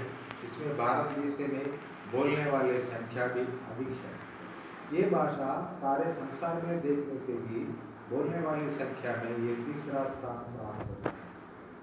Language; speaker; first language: Hindi; non-native, local second language; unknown